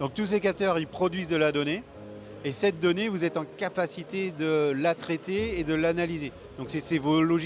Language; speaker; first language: French; native; French